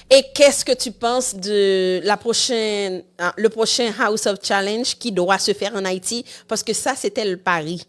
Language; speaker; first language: French; non-native, local second language; Haitian Creole